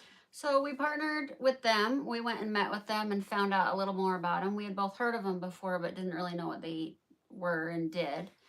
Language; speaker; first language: English; native; English